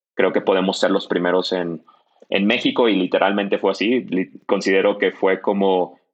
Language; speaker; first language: Spanish; native; Spanish